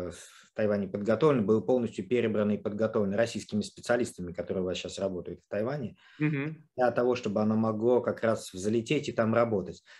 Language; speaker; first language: Russian; native; Russian